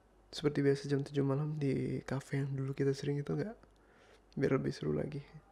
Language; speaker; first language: Indonesian; early bilingual, heritage; Indonesian